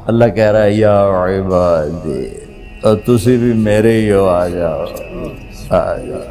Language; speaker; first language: Urdu; non-native, local second language; Punjabi